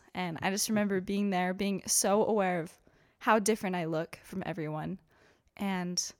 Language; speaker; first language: English; native; English